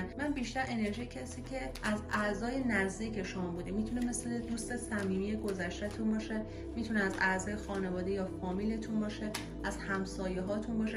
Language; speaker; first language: Persian; native; Persian